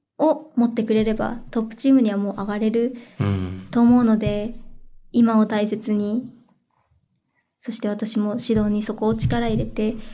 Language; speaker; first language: Japanese; native; Japanese